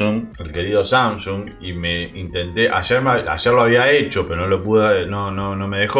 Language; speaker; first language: Spanish; native; Spanish